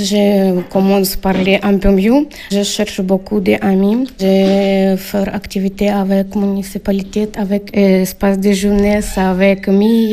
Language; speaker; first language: French; non-native, learner; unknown